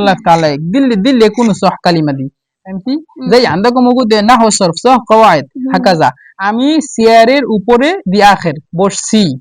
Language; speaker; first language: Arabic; non-native, learner; Bangla